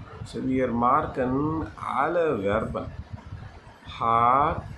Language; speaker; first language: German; non-native, fluent; Tamil